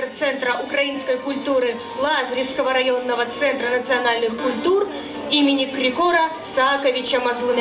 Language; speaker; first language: Russian; native; Russian